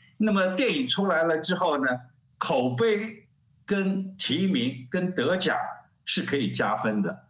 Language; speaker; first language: Chinese; native; Chinese